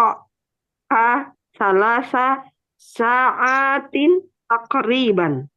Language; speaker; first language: Arabic; non-native, learner; Indonesian